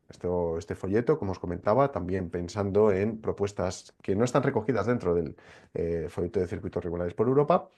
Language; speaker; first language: Spanish; native; Spanish